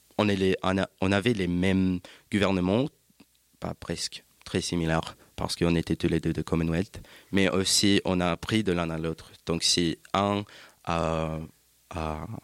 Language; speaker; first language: French; non-native, learner; English